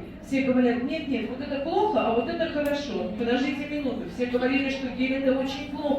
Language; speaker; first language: Russian; native; Russian